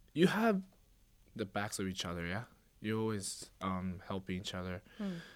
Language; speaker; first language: English; non-native, fluent; Japanese